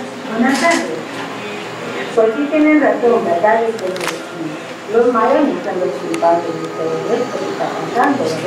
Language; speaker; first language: Spanish; native; Spanish